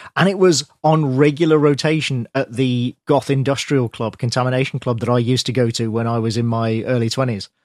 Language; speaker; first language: English; native; English